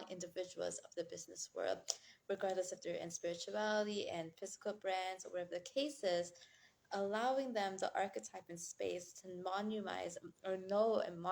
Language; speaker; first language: English; native; English